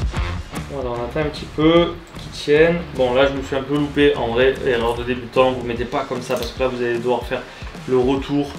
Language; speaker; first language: French; native; French